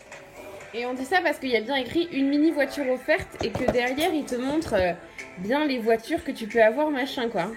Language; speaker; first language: French; native; French